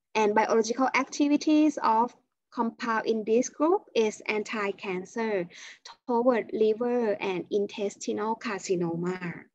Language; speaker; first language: English; non-native, fluent; Thai